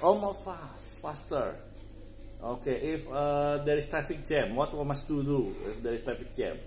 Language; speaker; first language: English; non-native, learner; Indonesian